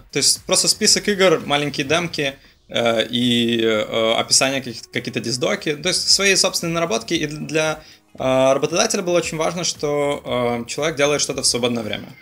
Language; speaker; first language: Russian; native; Russian